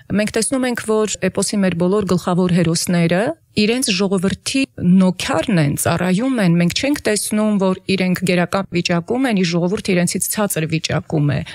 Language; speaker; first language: Armenian; native; Armenian